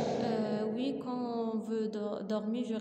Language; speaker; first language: French; non-native, learner; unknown